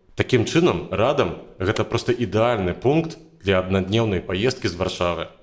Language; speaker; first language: Belarusian; native; Belarusian